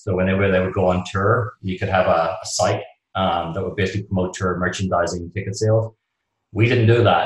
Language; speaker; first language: English; native; English